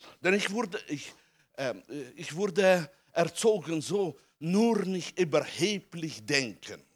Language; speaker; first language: German; non-native, fluent; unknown